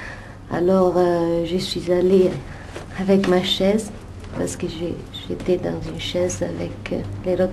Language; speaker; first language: French; non-native, fluent; Italian